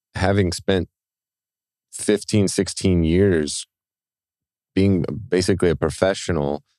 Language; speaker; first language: English; native; English